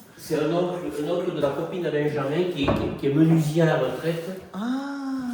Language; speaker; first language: French; native; French